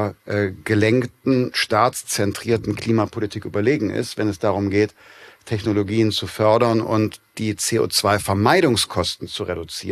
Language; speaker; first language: German; native; German